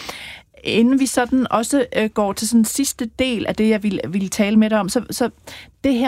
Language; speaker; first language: Danish; native; Danish